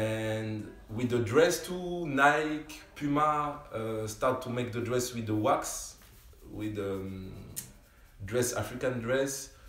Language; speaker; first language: English; non-native, learner; French